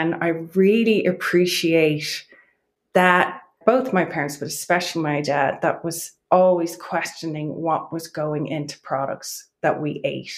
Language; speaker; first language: English; native; English